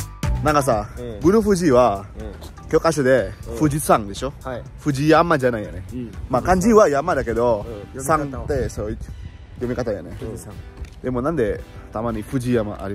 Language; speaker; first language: Japanese; non-native, fluent; Indonesian